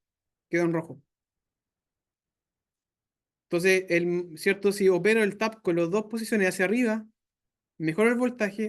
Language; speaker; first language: Spanish; native; Spanish